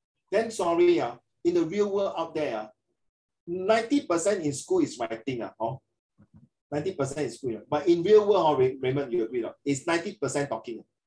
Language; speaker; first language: English; non-native, local second language; Chinese